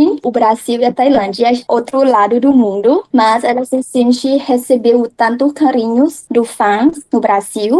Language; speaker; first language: Portuguese; non-native, learner; Thai